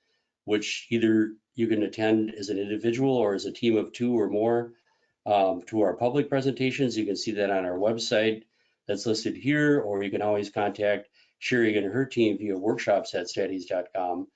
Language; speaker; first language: English; native; English